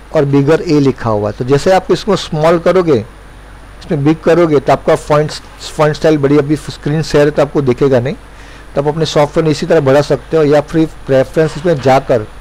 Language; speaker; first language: Hindi; non-native, local second language; Gujarati